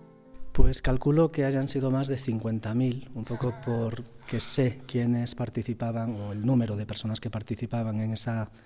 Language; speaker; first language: Spanish; native; Spanish